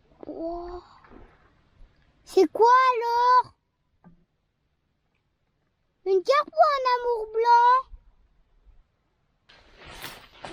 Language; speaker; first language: French; native; French